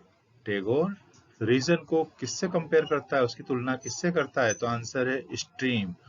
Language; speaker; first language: Hindi; native; Hindi